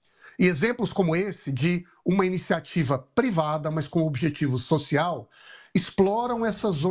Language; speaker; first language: Portuguese; native; Portuguese